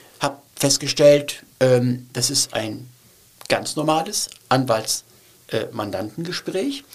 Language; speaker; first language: German; early bilingual, other home language; Turkish